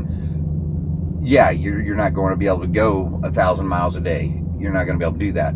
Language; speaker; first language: English; native; English